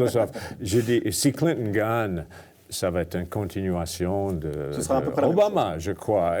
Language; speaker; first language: French; non-native, fluent; English